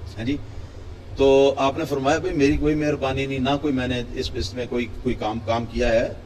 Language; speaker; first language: Urdu; non-native, local second language; Punjabi